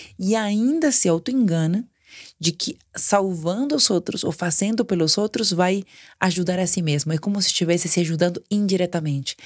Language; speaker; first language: Portuguese; non-native, fluent; Spanish